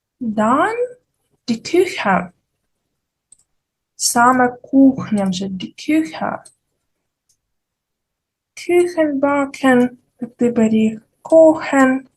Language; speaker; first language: German; non-native, fluent; Ukrainian